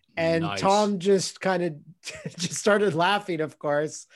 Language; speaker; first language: English; native; English